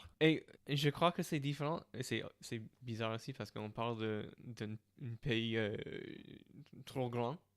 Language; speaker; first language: French; non-native, fluent; English